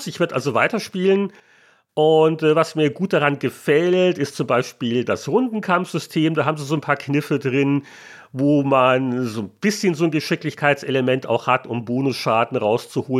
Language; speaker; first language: German; native; German